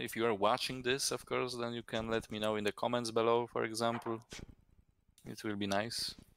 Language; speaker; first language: English; non-native, fluent; Polish